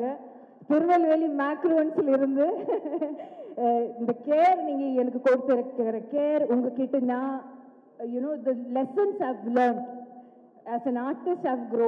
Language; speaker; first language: Tamil; non-native, local second language; Malayalam